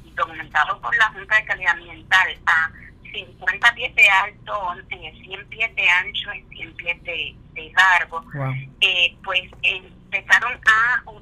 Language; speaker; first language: Spanish; native; Spanish